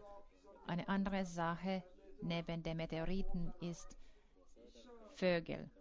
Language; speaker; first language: German; non-native, fluent; Finnish